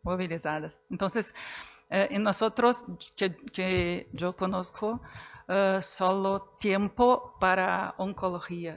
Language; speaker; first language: Spanish; non-native, fluent; Portuguese